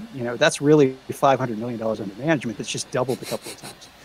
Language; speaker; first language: English; native; English